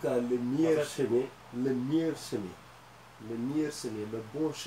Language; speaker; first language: French; non-native, learner; Wolof